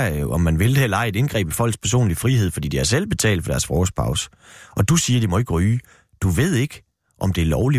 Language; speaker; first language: Danish; native; Danish